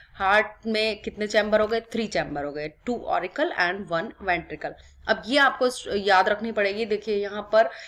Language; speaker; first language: Hindi; native; Hindi